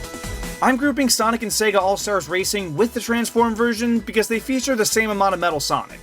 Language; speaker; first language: English; native; English